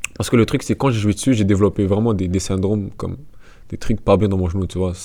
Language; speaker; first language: French; native; French